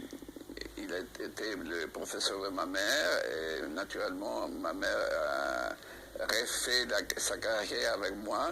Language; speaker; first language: French; non-native, fluent; Spanish